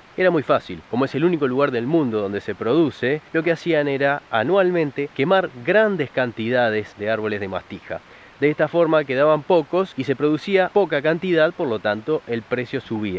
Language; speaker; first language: Spanish; native; Spanish